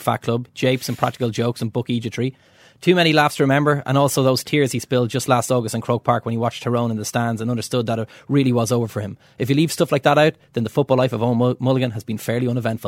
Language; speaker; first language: English; native; English